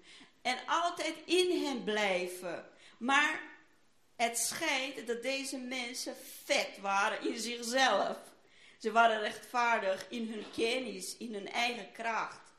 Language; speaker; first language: Dutch; non-native, fluent; Portuguese